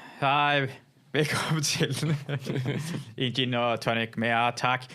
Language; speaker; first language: Danish; early bilingual, other home language; Persian